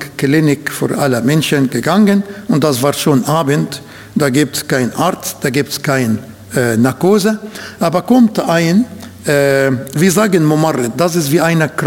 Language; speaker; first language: German; non-native, fluent; Arabic